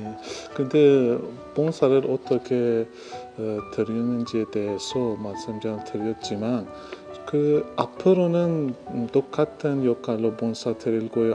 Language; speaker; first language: Korean; non-native, learner; Persian